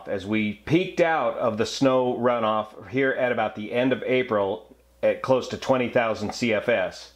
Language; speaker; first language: English; native; English